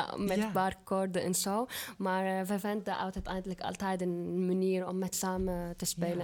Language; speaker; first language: Dutch; non-native, fluent; Arabic